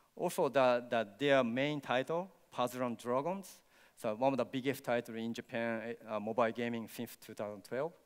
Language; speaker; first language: English; non-native, learner; Japanese